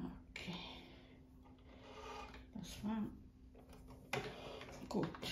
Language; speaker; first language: German; non-native, learner; Croatian